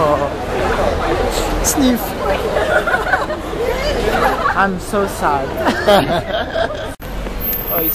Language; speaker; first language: English; non-native, learner; French